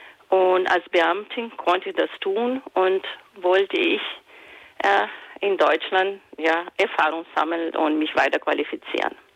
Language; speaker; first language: German; non-native, fluent; Portuguese